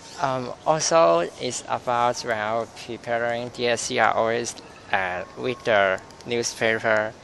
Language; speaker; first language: English; non-native, local second language; Cantonese